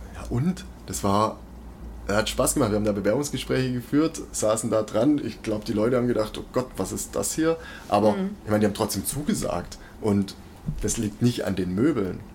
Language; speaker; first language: German; native; German